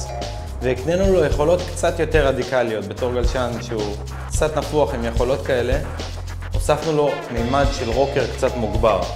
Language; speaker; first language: Hebrew; native; Hebrew